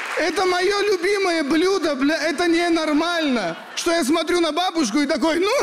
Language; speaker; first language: Russian; early bilingual, other home language; Kurdish